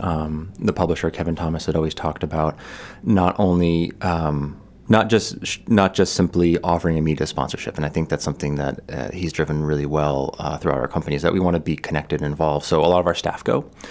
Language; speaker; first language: English; native; English